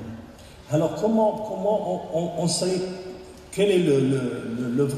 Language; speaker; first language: French; non-native, local second language; Arabic